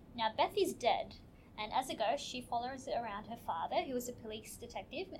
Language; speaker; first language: English; native; English